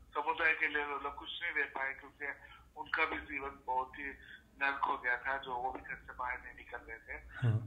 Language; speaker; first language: Hindi; non-native, local second language; Urdu